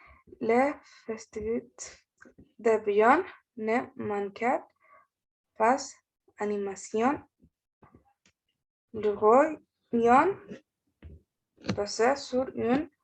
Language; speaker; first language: French; non-native, learner; Spanish